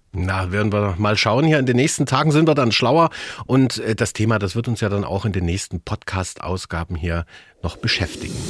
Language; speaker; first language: German; native; German